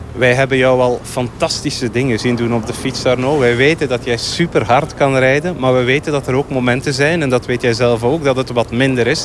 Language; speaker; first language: Dutch; native; Dutch